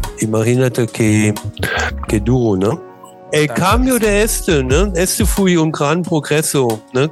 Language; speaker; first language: Spanish; non-native, learner; German